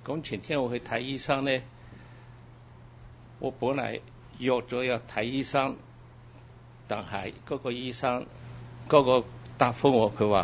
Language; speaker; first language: Cantonese; early bilingual, heritage; Cantonese